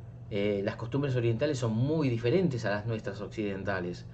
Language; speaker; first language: Spanish; native; Spanish